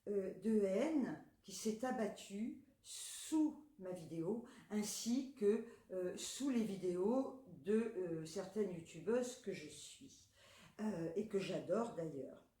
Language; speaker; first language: French; native; French